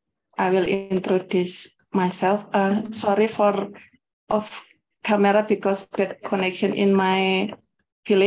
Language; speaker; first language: English; non-native, learner; Indonesian